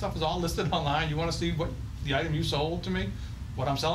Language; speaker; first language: English; native; English